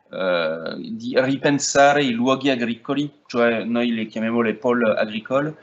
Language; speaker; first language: Italian; non-native, fluent; French